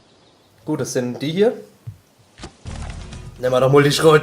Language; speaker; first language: German; native; German